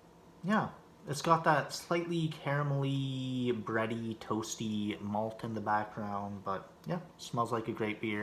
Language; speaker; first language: English; native; English